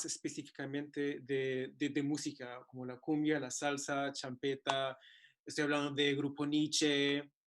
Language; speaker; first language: Spanish; non-native, fluent; English